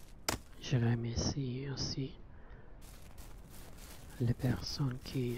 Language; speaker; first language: French; non-native, learner; Italian